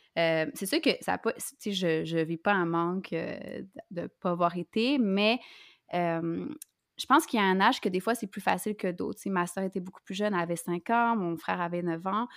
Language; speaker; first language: French; native; French